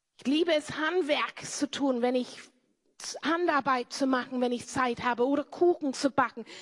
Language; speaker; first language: German; non-native, fluent; English